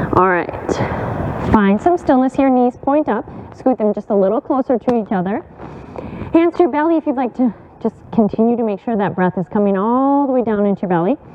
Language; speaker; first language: English; native; English